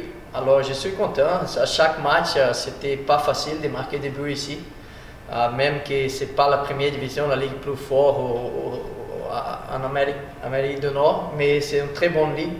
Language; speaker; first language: French; non-native, fluent; Portuguese